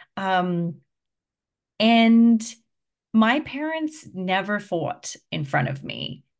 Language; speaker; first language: English; native; English